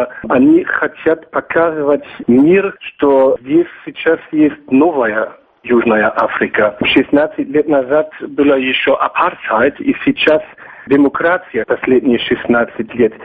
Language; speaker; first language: Russian; non-native, fluent; German